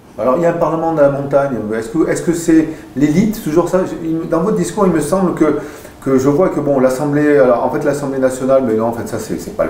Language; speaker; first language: French; native; French